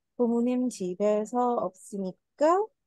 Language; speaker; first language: Korean; non-native, learner; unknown